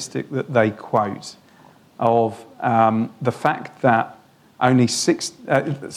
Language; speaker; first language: English; native; English